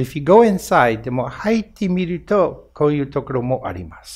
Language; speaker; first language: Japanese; non-native, fluent; English